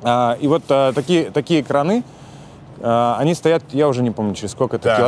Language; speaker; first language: Russian; native; Russian